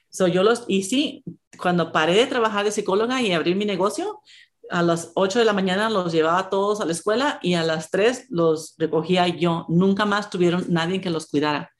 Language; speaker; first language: Spanish; early bilingual, heritage; Spanish